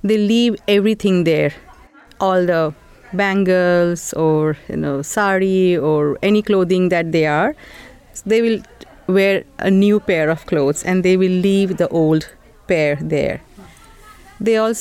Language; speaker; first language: English; non-native, local second language; Hindi